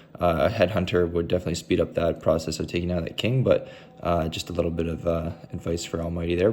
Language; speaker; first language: English; native; English